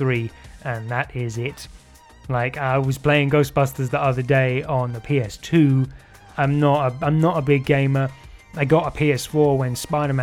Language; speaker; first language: English; native; English